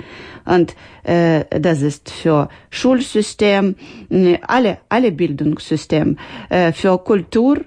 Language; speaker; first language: German; non-native, learner; Ukrainian